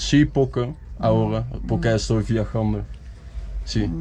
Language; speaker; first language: Spanish; non-native, learner; Dutch